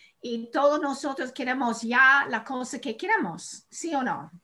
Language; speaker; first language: Spanish; non-native, fluent; English